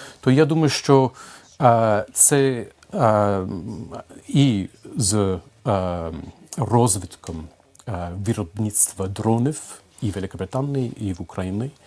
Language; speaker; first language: Ukrainian; non-native, fluent; English